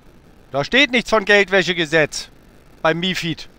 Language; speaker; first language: German; native; German